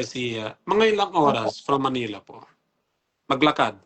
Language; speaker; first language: Filipino; non-native, learner; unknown